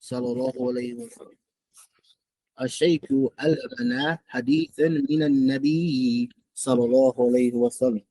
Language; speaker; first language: Arabic; non-native, learner; English